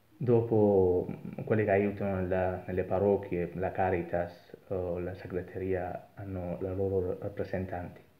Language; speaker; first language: Italian; non-native, fluent; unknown